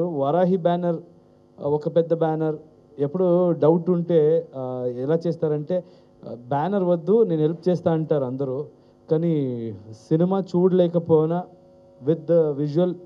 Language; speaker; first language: Telugu; non-native, learner; Kannada